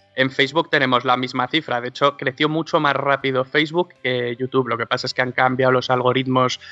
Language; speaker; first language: Spanish; native; Spanish